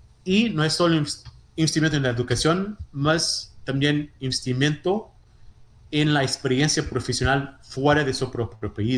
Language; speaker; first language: Spanish; non-native, fluent; Portuguese